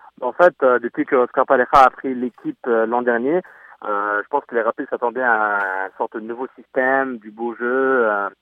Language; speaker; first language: French; native; French